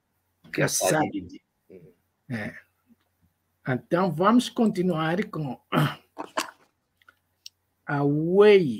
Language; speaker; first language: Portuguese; non-native, local second language; Kongo